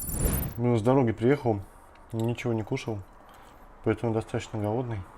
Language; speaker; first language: Russian; native; Russian